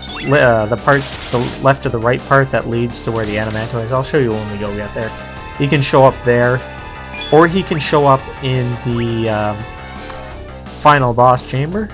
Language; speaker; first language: English; native; English